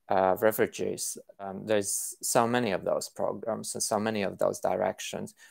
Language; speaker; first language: English; non-native, fluent; Latvian